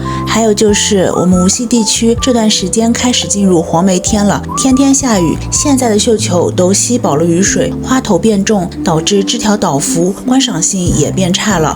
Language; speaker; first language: Chinese; native; Chinese